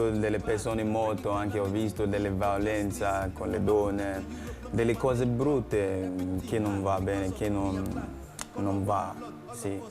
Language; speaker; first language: Italian; non-native, learner; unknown